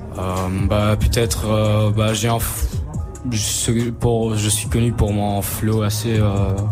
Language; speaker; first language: French; native; French